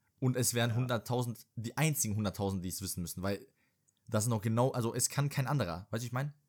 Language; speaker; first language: German; early bilingual, other home language; Serbian